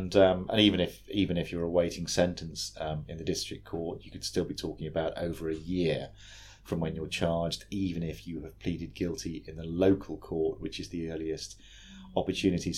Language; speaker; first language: English; native; English